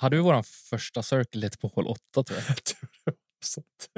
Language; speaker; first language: Swedish; native; Swedish